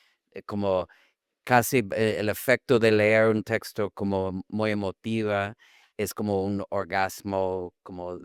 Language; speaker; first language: Spanish; non-native, fluent; English